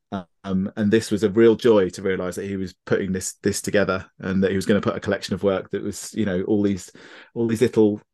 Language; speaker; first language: English; native; English